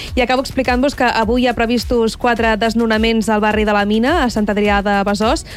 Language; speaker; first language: Catalan; native; Catalan